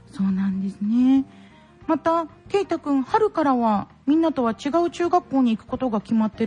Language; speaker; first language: Japanese; native; Japanese